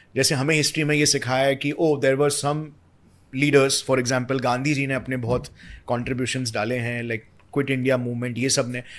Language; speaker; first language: Hindi; native; Hindi